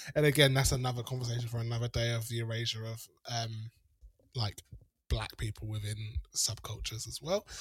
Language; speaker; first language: English; native; English